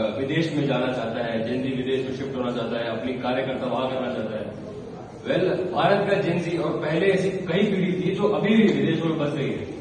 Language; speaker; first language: Hindi; non-native, local second language; Marathi